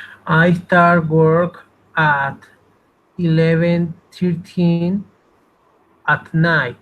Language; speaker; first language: English; non-native, learner; Spanish